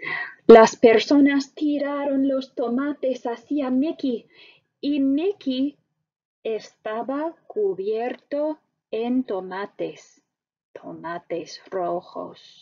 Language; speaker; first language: Spanish; non-native, fluent; English